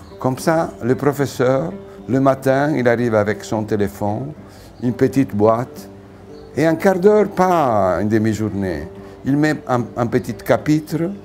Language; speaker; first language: French; non-native, fluent; Italian